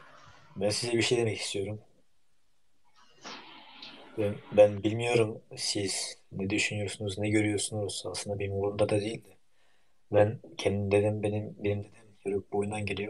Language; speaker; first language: Turkish; early bilingual, heritage; Turkish